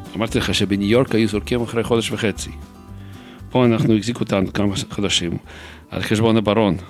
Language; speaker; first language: Hebrew; non-native, fluent; Russian